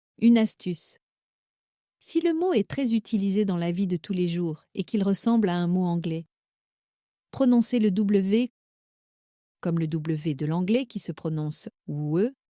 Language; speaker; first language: French; native; French